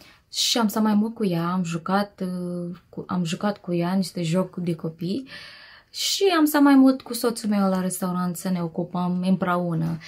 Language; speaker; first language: Romanian; non-native, fluent; Filipino